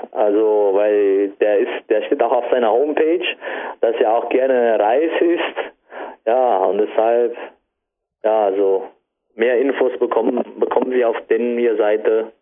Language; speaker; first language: German; non-native, fluent; Italian